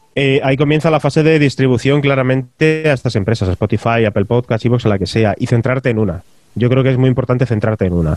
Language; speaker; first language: Spanish; native; Spanish